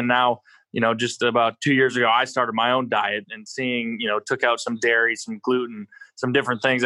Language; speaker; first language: English; native; English